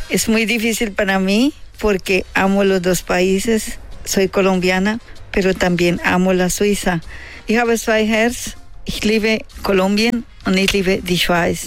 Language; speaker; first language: German; non-native, learner; Spanish